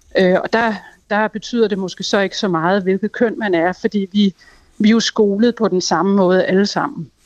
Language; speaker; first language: Danish; native; Danish